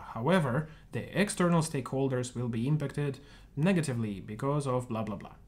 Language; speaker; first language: English; non-native, fluent; Russian